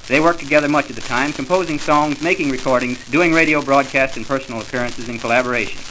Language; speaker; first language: English; native; English